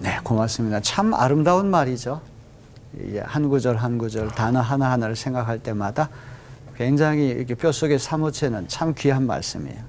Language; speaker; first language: Korean; native; Korean